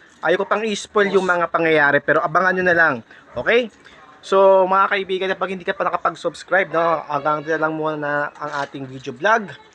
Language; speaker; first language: Filipino; native; Filipino